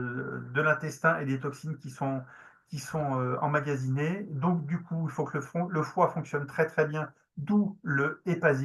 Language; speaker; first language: French; native; French